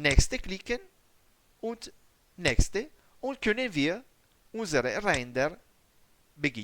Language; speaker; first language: German; non-native, learner; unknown